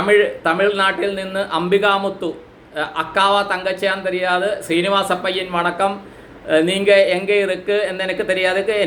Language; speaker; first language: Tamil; non-native, learner; Malayalam